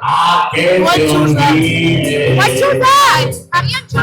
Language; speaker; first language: Basque; native; Basque